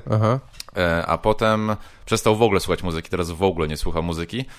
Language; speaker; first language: Polish; native; Polish